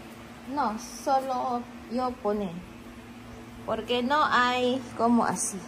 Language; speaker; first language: Spanish; non-native, learner; Filipino